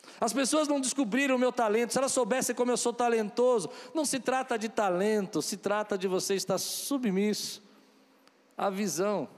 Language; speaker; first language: Portuguese; native; Portuguese